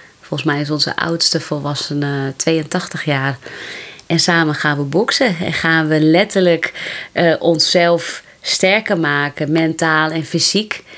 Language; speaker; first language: Dutch; native; Dutch